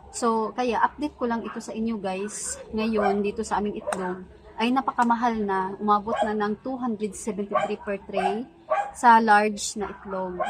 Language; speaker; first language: Filipino; non-native, local second language; Cebuano